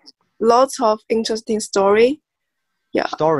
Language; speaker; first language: English; non-native, learner; Chinese